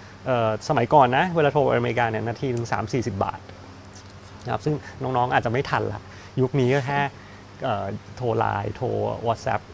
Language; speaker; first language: Thai; native; Thai